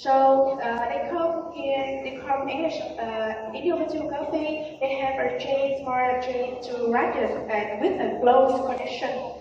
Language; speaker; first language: English; non-native, learner; Vietnamese